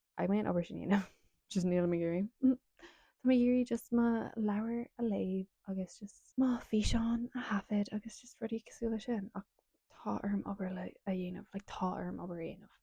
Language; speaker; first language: Irish; non-native, local second language; English